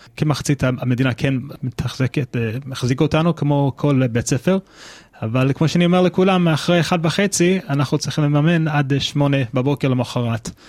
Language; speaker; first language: Hebrew; non-native, fluent; English